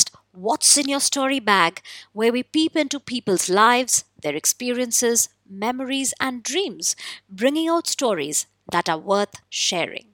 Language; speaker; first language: English; non-native, local second language; Hindi